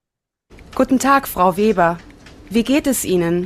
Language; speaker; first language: German; non-native, learner; Bangla